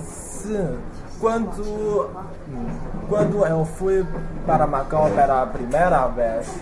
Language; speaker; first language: Portuguese; non-native, learner; Chinese